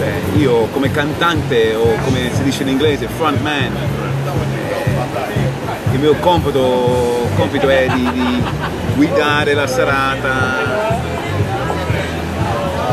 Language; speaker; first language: Italian; non-native, fluent; English